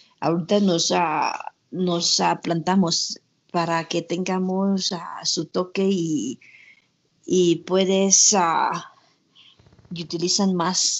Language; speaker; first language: Spanish; non-native, learner; Thai